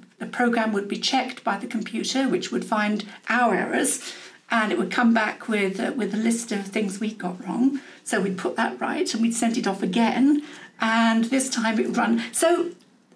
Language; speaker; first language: English; native; English